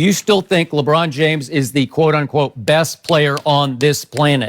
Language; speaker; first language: English; native; English